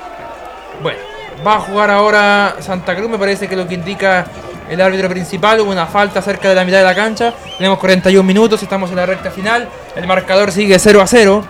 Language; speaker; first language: Spanish; native; Spanish